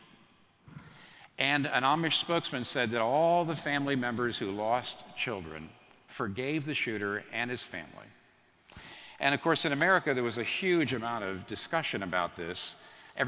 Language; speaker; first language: English; native; English